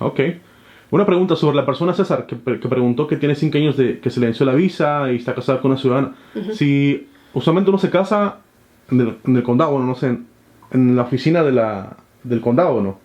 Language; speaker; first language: Spanish; native; Spanish